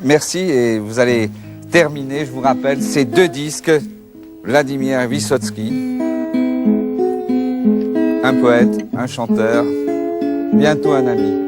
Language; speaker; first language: French; native; French